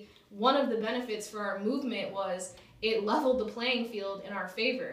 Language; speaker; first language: English; native; English